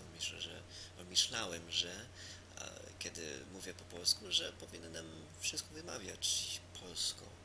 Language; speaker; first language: Polish; non-native, learner; English